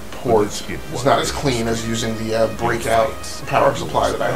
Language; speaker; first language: English; native; English